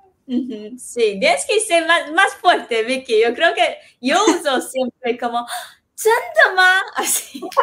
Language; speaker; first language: Spanish; non-native, fluent; Chinese